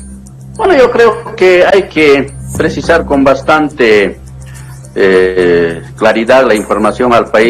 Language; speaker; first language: Spanish; native; Spanish